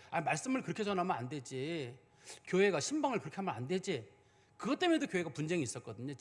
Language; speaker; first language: Korean; native; Korean